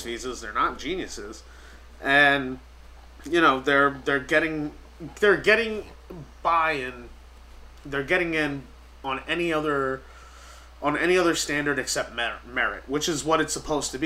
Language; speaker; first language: English; native; English